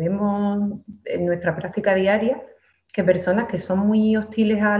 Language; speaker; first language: Spanish; native; Spanish